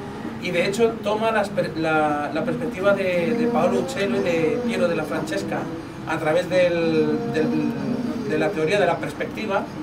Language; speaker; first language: Spanish; native; Spanish